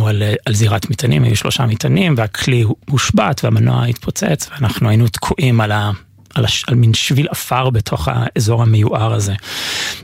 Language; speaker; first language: Hebrew; non-native, fluent; English